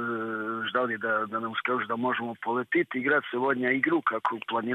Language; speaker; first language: Russian; non-native, learner; Croatian